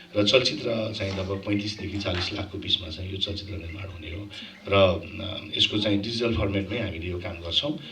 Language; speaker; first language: Nepali; non-native, local second language; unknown